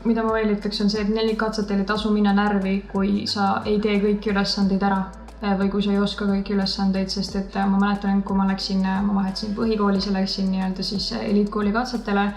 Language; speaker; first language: Estonian; native; Estonian